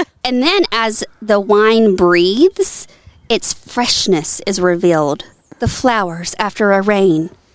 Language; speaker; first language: English; native; English